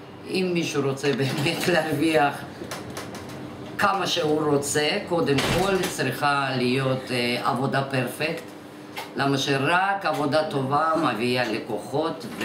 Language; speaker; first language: Hebrew; non-native, fluent; Russian